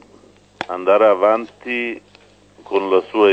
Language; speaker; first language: Italian; non-native, fluent; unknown